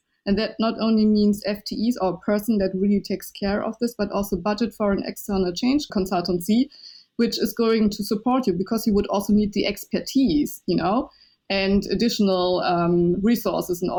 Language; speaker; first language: English; non-native, fluent; Chinese